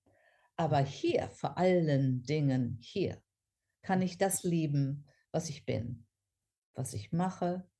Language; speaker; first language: German; non-native, fluent; English